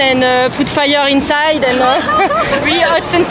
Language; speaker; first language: English; non-native, fluent; French